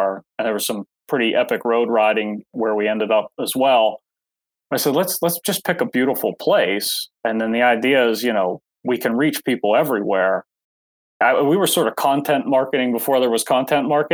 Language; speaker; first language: English; native; English